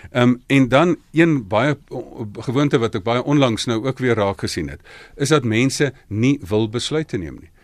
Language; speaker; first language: Afrikaans; native; Afrikaans